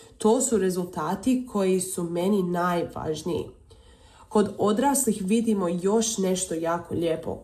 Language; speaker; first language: Serbian; early bilingual, heritage; Croatian